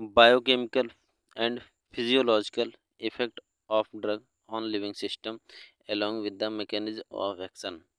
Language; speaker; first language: Hindi; native; Hindi